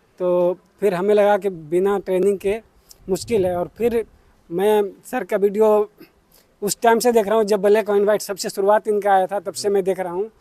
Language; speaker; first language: Hindi; native; Hindi